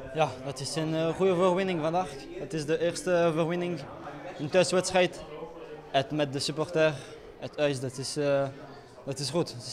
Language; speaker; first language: Dutch; non-native, learner; Italian